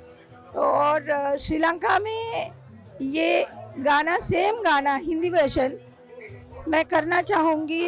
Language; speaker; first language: Hindi; non-native, fluent; Sinhala